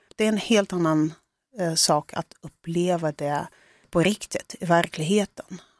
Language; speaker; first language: Swedish; early bilingual, other home language; Russian